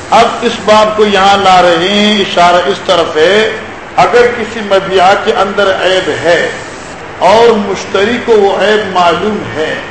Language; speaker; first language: Urdu; non-native, local second language; Pashto